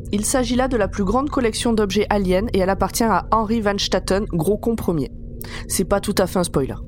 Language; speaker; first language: French; native; French